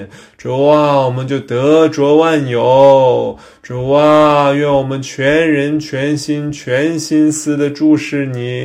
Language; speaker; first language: Chinese; native; Chinese